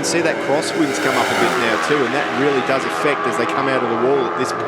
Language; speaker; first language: English; native; English